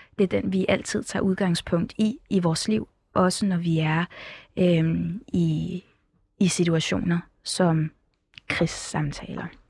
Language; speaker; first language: Danish; early bilingual, other home language; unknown